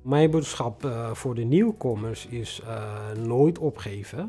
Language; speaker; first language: Dutch; non-native, fluent; Tigrinya